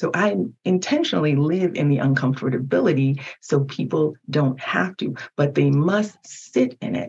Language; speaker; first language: English; early bilingual, other home language; Haitian Creole